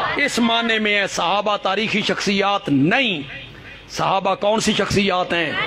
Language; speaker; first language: Urdu; non-native, local second language; Punjabi